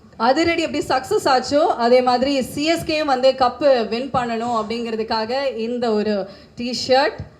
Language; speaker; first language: Tamil; native; Tamil